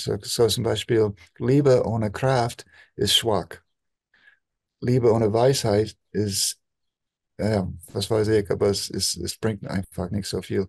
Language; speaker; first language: German; non-native, fluent; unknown